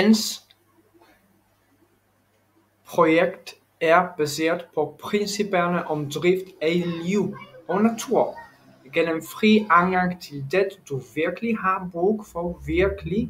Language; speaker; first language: Danish; non-native, learner; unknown